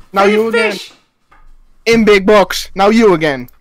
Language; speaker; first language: English; non-native, fluent; Dutch